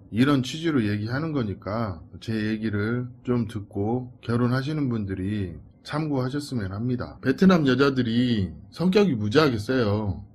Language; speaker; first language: Korean; native; Korean